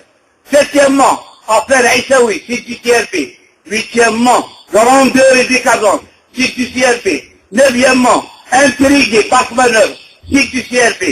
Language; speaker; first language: French; non-native, local second language; Arabic